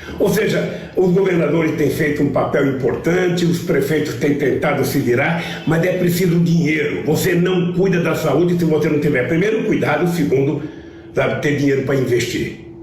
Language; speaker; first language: Portuguese; native; Portuguese